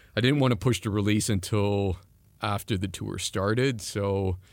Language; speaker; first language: English; non-native, fluent; French